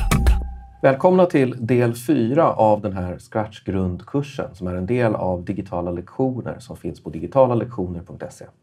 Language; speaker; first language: Swedish; native; Swedish